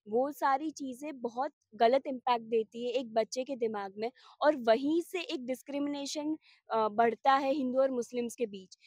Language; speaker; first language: Hindi; non-native, local second language; Gujarati